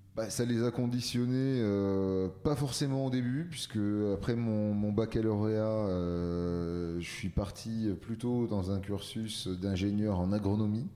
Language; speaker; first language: French; native; French